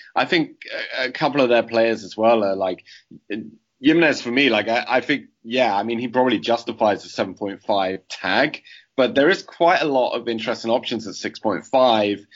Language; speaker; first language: English; native; English